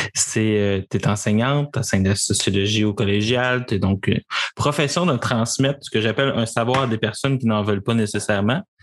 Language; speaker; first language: French; native; French